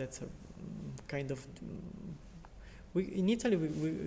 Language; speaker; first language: English; non-native, fluent; Italian